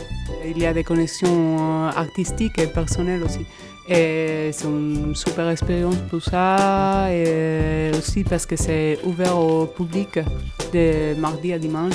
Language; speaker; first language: French; non-native, fluent; Spanish